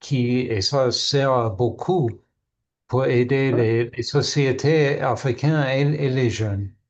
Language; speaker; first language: French; non-native, learner; English